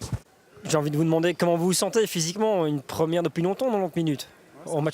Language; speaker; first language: French; native; French